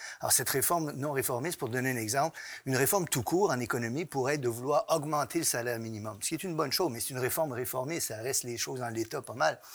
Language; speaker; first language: French; native; French